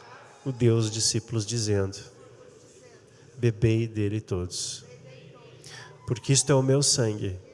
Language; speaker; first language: Portuguese; native; Portuguese